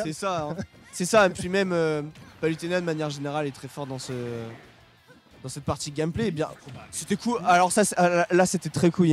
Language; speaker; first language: French; native; French